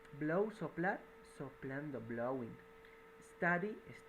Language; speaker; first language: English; non-native, fluent; Spanish